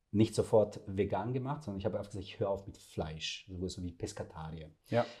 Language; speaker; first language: German; non-native, fluent; Serbian